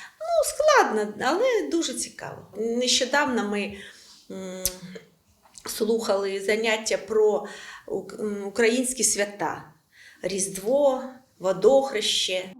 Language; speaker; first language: Ukrainian; non-native, local second language; Russian